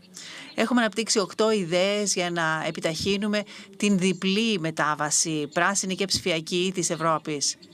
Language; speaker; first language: Greek; native; Greek